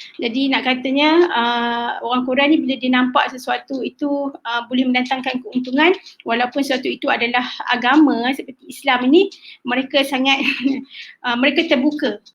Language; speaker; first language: Malay; native; Malay